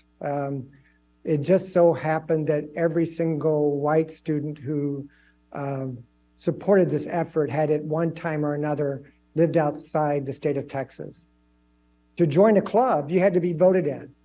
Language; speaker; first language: English; native; English